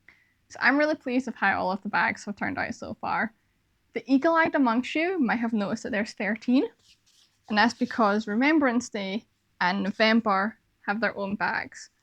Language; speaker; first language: English; native; English